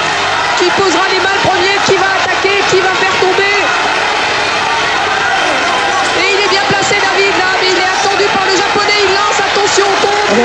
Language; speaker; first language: French; native; French